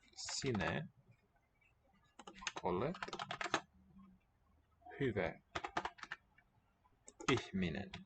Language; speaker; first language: Finnish; non-native, learner; English